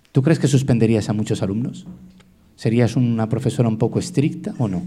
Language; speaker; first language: Spanish; native; Spanish